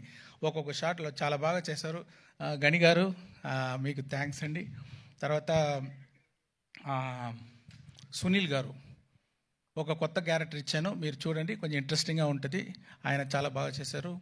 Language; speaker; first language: Telugu; non-native, local second language; Tamil